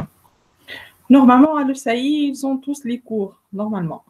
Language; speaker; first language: French; non-native, local second language; Arabic